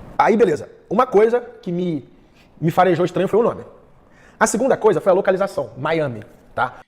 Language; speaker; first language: Portuguese; early bilingual, heritage; Portuguese